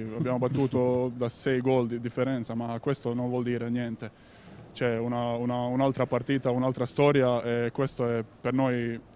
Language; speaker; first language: Italian; non-native, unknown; Croatian